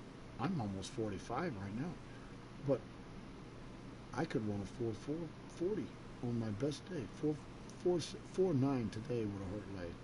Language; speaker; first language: English; native; English